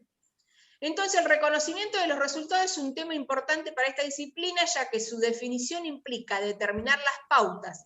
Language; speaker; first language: Spanish; native; Spanish